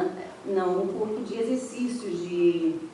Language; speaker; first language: Portuguese; non-native, fluent; English